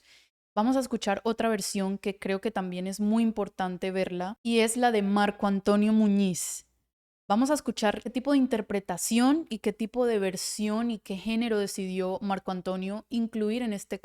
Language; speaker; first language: Spanish; native; Spanish